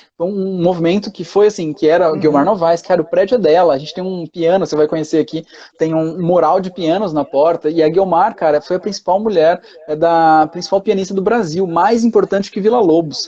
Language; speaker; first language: Portuguese; native; Portuguese